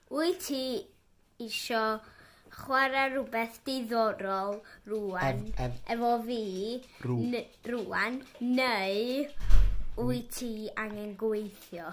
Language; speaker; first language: Welsh; non-native, learner; English